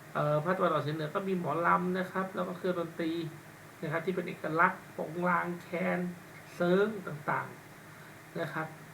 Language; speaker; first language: Thai; native; Thai